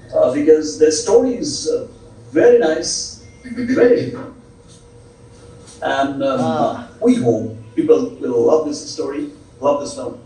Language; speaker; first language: English; non-native, local second language; Bangla